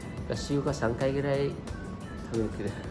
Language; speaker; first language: Japanese; non-native, learner; Vietnamese